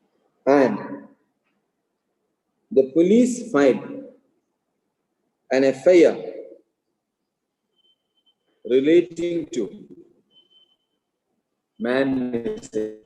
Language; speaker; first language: English; non-native, local second language; Malayalam